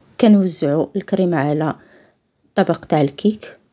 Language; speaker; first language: Arabic; native; Arabic